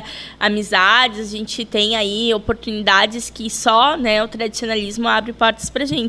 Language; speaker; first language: Portuguese; native; Portuguese